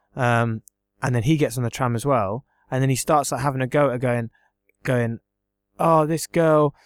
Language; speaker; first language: English; native; English